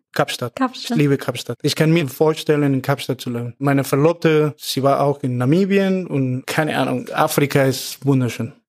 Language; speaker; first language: German; non-native, fluent; Spanish